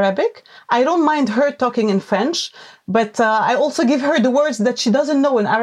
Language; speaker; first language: English; non-native, fluent; Arabic